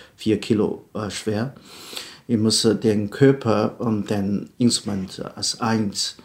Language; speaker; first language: German; non-native, learner; Chinese